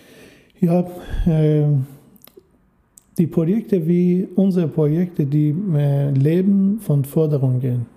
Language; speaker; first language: German; non-native, learner; Persian